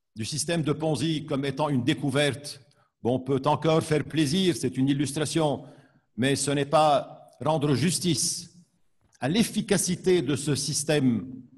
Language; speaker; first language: French; non-native, local second language; Arabic